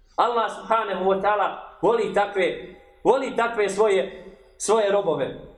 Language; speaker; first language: Bosnian; native; Bosnian